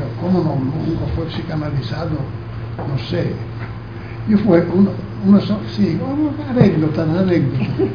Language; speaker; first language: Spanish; non-native, fluent; Italian